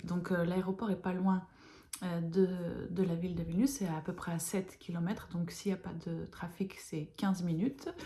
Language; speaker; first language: French; non-native, fluent; Lithuanian